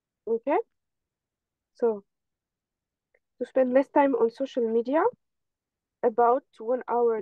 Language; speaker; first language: English; non-native, fluent; French